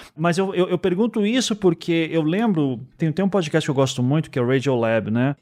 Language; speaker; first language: Portuguese; native; Portuguese